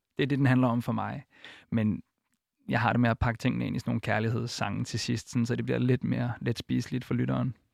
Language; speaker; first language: Danish; early bilingual, other home language; Icelandic